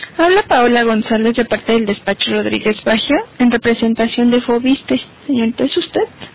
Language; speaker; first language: Spanish; native; Spanish